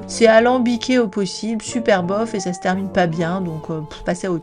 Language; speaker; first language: French; native; French